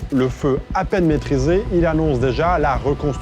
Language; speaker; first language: French; native; French